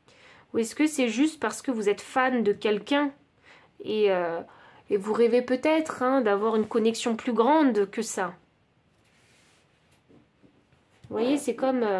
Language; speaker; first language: French; native; French